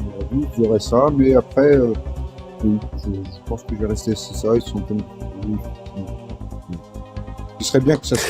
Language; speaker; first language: French; native; French